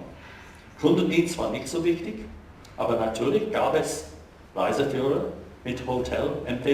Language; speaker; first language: German; non-native, fluent; English